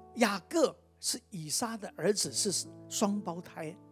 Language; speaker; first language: Chinese; native; Chinese